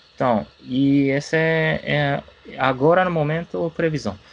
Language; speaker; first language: Portuguese; non-native, fluent; Japanese